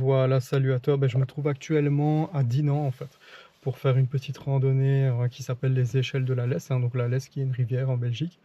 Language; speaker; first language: French; native; French